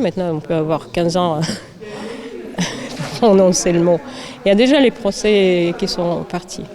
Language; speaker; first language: French; non-native, fluent; Russian